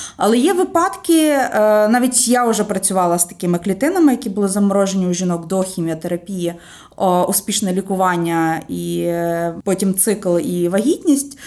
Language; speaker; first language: Ukrainian; native; Ukrainian